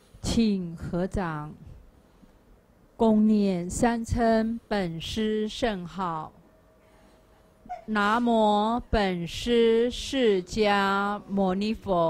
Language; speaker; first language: Chinese; native; Chinese